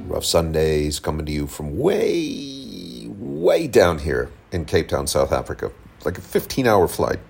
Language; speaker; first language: English; native; English